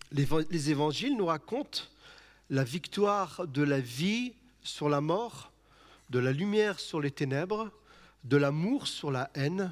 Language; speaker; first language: French; native; French